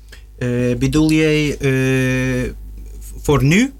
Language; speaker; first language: Dutch; non-native, learner; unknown